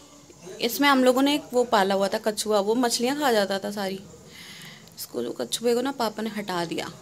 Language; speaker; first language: Hindi; native; Hindi